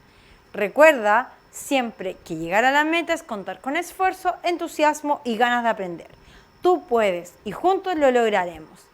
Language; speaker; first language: Spanish; native; Spanish